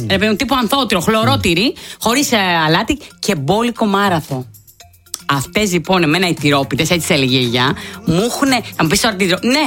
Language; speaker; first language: Greek; native; Greek